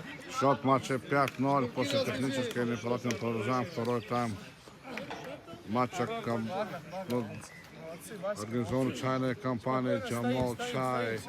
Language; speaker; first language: Russian; non-native, local second language; Lezghian